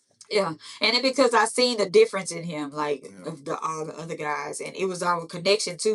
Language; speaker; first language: English; native; English